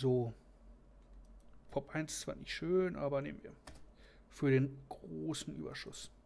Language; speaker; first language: German; native; German